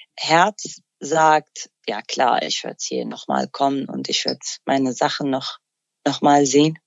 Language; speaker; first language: German; non-native, fluent; Arabic